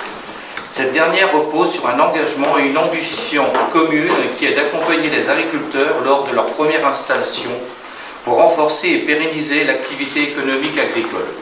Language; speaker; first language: French; native; French